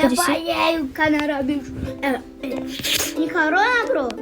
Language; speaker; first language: Russian; non-native, local second language; Kazakh